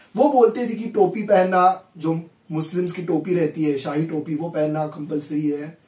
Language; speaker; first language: Hindi; non-native, local second language; Marathi